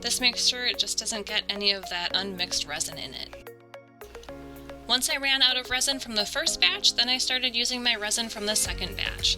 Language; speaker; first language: English; native; English